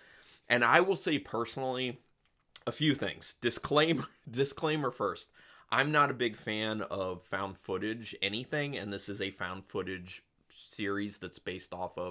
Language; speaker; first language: English; native; English